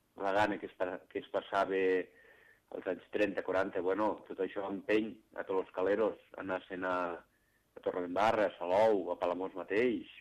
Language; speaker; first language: Catalan; native; Catalan